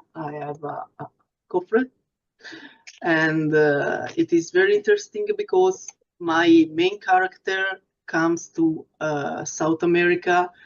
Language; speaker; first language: English; non-native, fluent; Italian